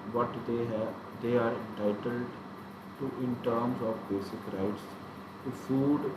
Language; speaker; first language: English; non-native, local second language; Punjabi